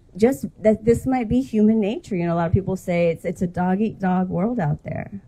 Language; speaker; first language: English; native; English